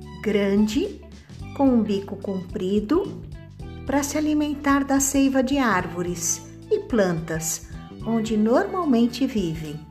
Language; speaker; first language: Portuguese; native; Portuguese